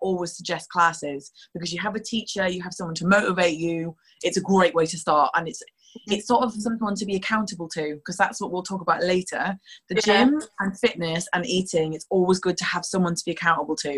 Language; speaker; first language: English; native; English